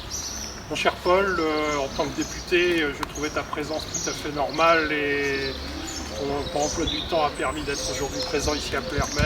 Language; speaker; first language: French; native; French